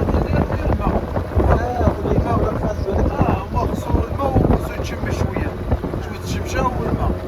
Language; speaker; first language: Arabic; native; Arabic